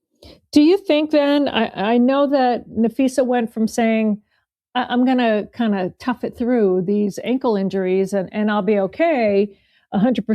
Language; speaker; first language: English; native; English